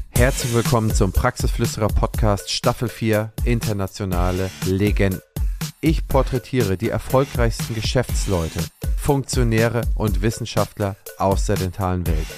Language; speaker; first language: English; non-native, fluent; German